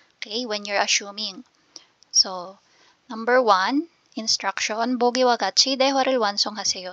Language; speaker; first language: English; non-native, local second language; Filipino